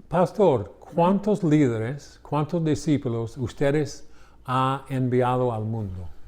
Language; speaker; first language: Spanish; non-native, learner; English